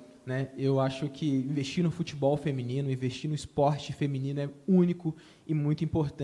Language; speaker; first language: Portuguese; native; Portuguese